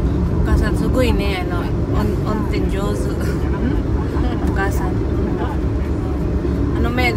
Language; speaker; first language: Japanese; non-native, learner; Waray